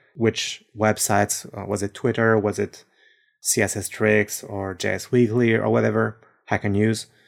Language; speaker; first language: English; non-native, fluent; French